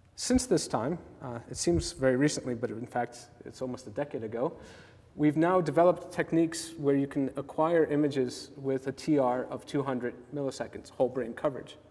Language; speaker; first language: English; native; English